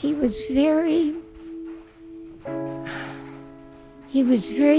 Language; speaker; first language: English; native; English